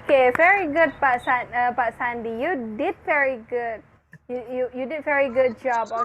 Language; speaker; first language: English; non-native, fluent; Indonesian